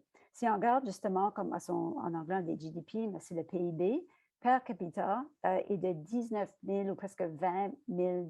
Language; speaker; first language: French; native; French